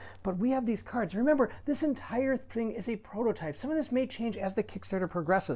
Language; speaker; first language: English; native; English